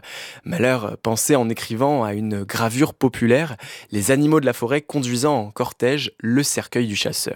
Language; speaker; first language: French; native; French